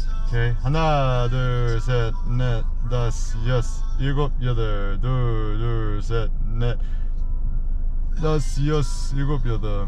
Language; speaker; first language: Korean; early bilingual, heritage; English